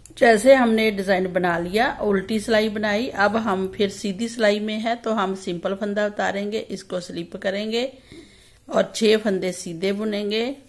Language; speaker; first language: Hindi; native; Hindi